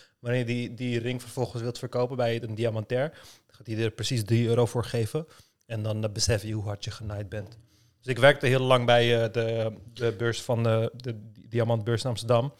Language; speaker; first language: Dutch; early bilingual, other home language; Turkish